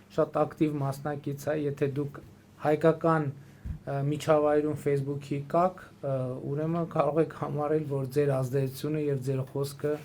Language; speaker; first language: Armenian; native; Armenian